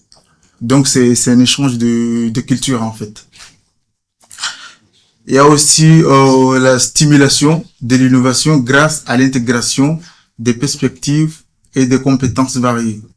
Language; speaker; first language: French; non-native, fluent; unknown